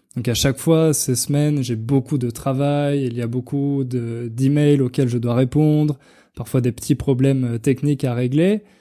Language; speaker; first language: French; native; French